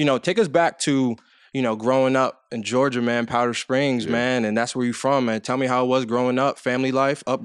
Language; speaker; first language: English; native; English